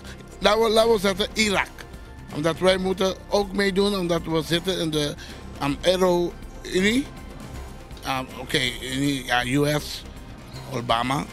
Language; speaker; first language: Dutch; non-native, fluent; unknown